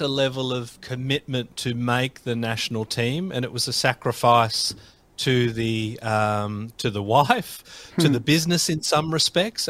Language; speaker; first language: English; native; English